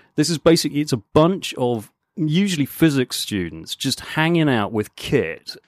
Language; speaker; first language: English; native; English